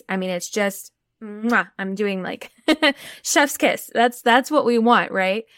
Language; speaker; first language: English; native; English